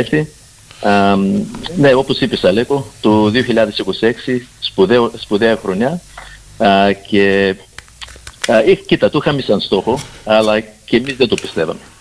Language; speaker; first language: Greek; early bilingual, heritage; Greek